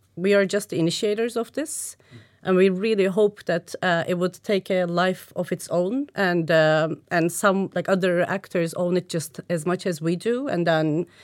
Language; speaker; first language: English; non-native, fluent; Turkish